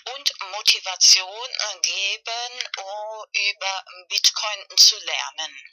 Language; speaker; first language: German; non-native, fluent; Spanish